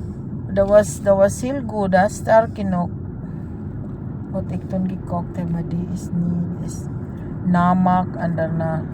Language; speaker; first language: Dutch; non-native, learner; Filipino